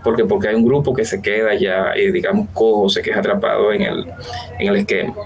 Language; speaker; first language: Spanish; native; Spanish